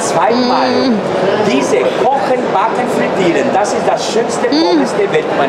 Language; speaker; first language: German; non-native, fluent; Turkish